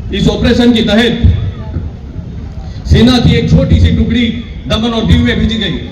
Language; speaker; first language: Hindi; non-native, local second language; Gujarati